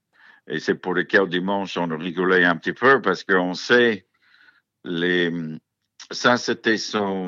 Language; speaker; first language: French; non-native, fluent; English